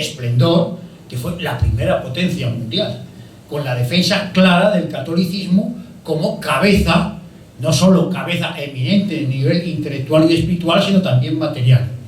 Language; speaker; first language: Spanish; native; Spanish